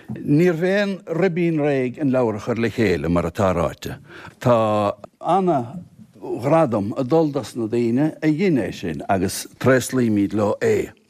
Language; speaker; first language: Irish; native; Irish